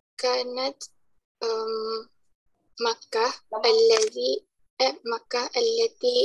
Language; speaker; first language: Arabic; non-native, learner; Malay